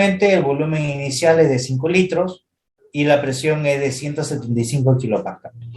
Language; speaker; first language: Spanish; native; Spanish